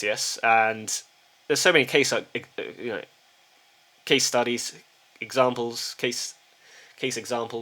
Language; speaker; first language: English; early bilingual, heritage; English